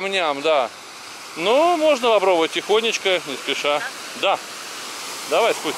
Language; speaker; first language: Russian; native; Russian